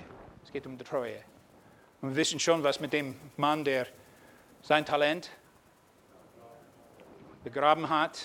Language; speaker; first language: German; non-native, fluent; English